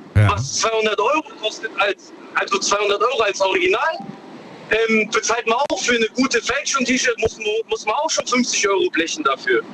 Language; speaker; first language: German; non-native, fluent; Chinese